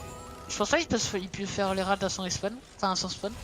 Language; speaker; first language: French; native; French